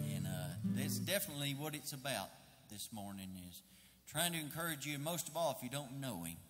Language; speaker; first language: English; native; English